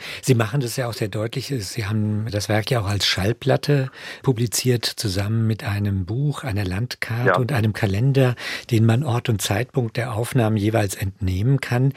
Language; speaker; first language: German; native; German